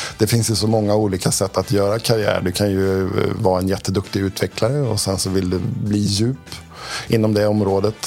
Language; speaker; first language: Swedish; native; Swedish